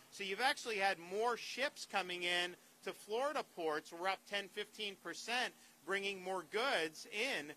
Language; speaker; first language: English; native; English